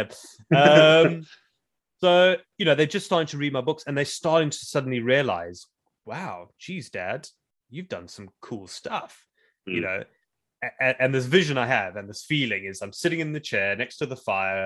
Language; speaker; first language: English; native; English